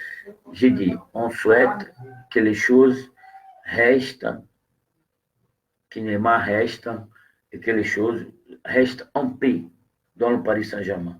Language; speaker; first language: French; non-native, fluent; Portuguese